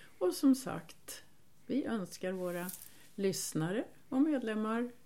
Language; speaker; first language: Swedish; native; Swedish